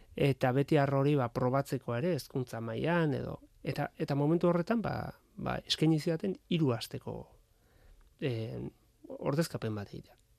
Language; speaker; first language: Basque; native; Basque